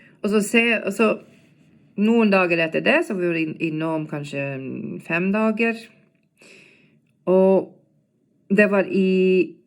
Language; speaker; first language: Norwegian; non-native, fluent; English